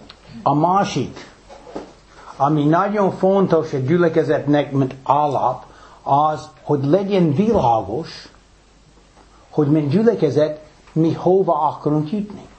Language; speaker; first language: Hungarian; non-native, fluent; English